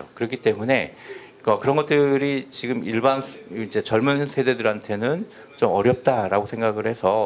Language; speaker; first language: Korean; native; Korean